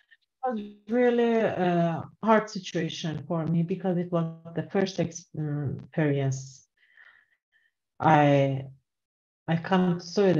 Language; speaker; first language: English; non-native, learner; Persian